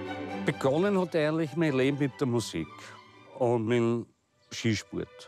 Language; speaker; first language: German; native; German